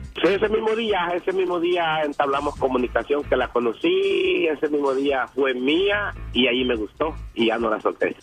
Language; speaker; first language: Spanish; native; Spanish